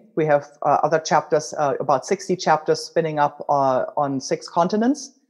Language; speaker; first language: English; non-native, fluent; German